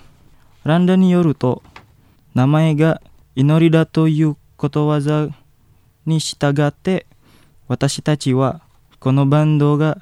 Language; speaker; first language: Japanese; non-native, fluent; Indonesian